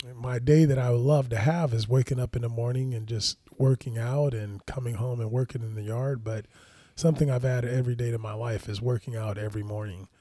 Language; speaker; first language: English; native; English